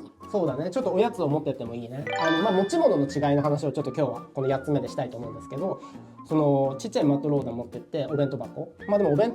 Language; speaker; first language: Japanese; native; Japanese